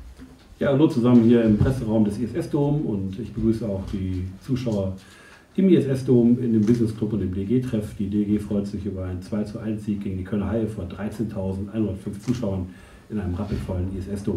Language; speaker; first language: German; native; German